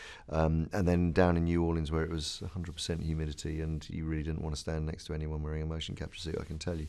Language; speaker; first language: English; native; English